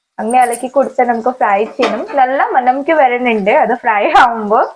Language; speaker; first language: Malayalam; non-native, learner; Hindi